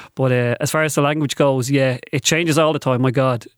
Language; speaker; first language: English; native; English